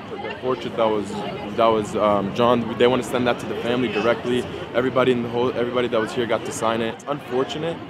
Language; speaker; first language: English; native; English